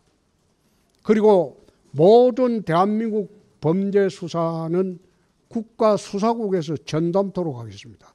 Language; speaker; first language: Korean; native; Korean